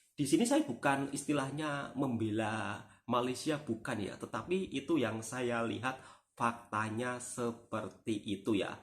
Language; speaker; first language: Indonesian; native; Indonesian